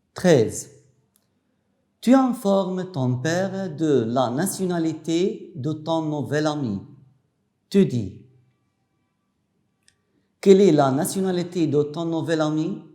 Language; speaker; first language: French; non-native, fluent; Arabic